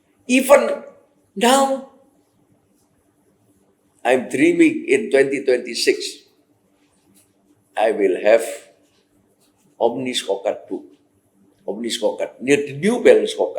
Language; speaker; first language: English; non-native, fluent; Indonesian